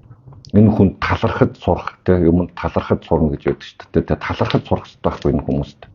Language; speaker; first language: Mongolian; native; Mongolian